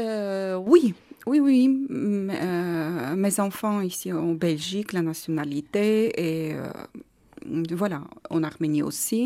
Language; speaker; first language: French; non-native, learner; Armenian